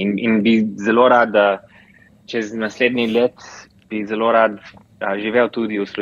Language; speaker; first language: Slovenian; early bilingual, heritage; English